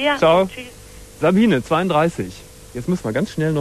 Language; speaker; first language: German; native; German